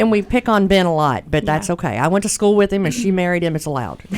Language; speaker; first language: English; native; English